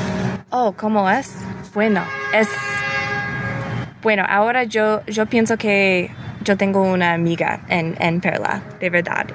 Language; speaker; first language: Spanish; early bilingual, heritage; English